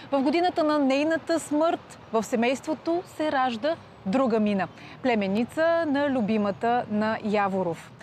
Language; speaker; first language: Bulgarian; native; Bulgarian